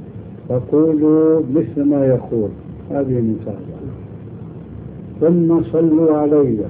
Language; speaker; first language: Arabic; early bilingual, other home language; Albanian